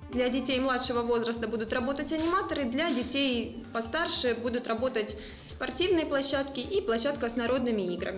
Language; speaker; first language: Russian; native; Russian